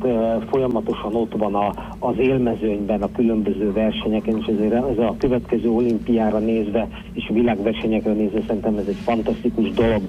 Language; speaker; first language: Hungarian; native; Hungarian